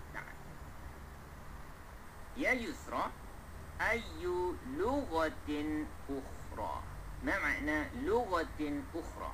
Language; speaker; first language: Arabic; non-native, fluent; Malay